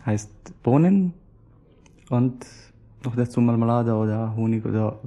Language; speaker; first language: German; non-native, learner; Arabic